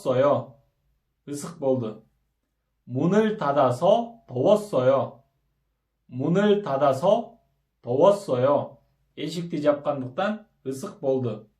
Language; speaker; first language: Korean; non-native, fluent; Kyrgyz